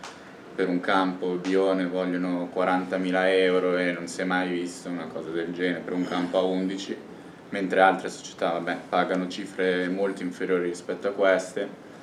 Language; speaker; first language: Italian; native; Italian